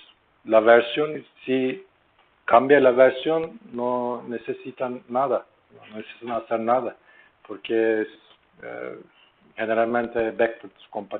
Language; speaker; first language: Spanish; non-native, learner; Turkish